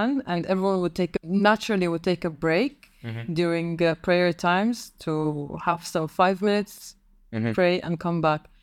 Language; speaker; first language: English; non-native, fluent; Arabic